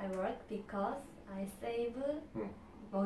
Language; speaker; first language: English; non-native, learner; Korean